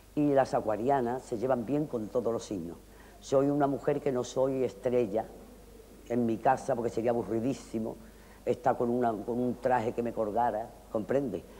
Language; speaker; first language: Spanish; native; Spanish